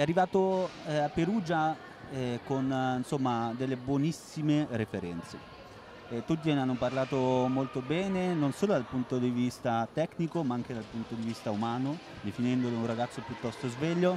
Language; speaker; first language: Italian; native; Italian